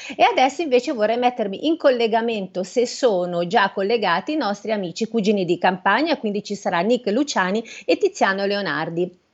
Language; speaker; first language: Italian; native; Italian